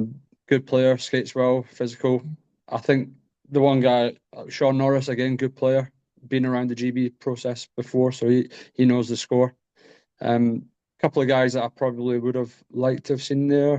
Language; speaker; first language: English; native; English